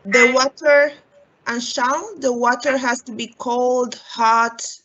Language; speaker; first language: English; non-native, fluent; Romanian